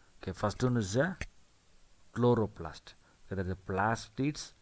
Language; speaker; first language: English; non-native, local second language; Tamil